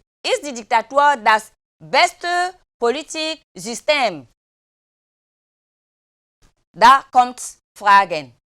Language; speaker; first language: German; non-native, fluent; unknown